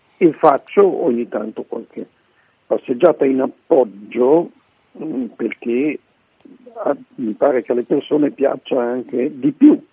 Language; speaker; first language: Italian; native; Italian